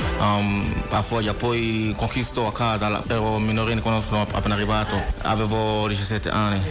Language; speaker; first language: Italian; non-native, learner; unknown